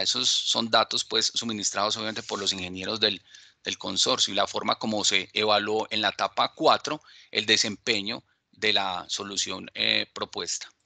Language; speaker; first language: Spanish; native; Spanish